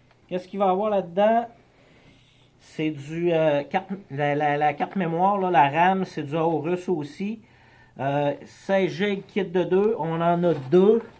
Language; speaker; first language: French; native; French